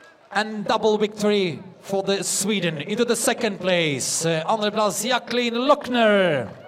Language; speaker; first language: English; non-native, fluent; Latvian